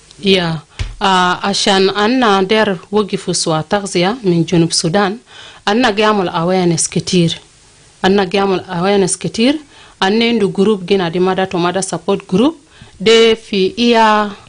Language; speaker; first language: Arabic; non-native, local second language; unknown